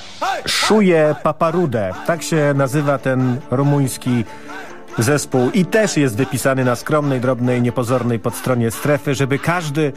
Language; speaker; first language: Polish; native; Polish